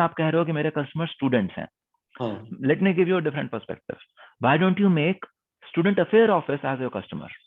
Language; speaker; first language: Hindi; native; Hindi